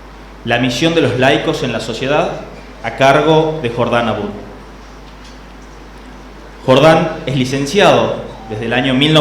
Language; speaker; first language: Spanish; native; Spanish